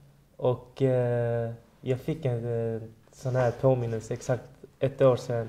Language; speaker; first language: Swedish; early bilingual, other home language; Persian